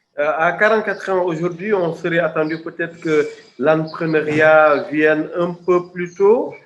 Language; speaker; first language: French; non-native, local second language; Wolof